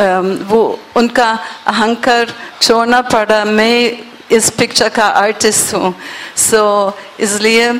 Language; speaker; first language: Hindi; non-native, learner; English